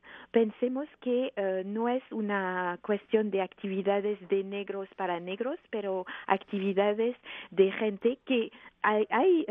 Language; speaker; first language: Spanish; non-native, fluent; French